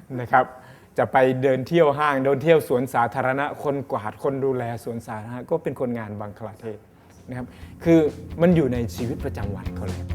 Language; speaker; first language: Thai; native; Thai